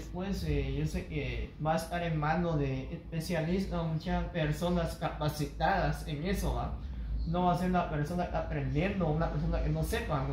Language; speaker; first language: Spanish; native; Spanish